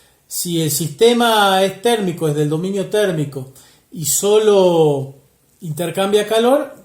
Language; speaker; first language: Spanish; native; Spanish